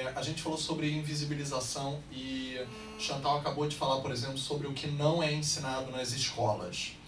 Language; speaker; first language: Portuguese; native; Portuguese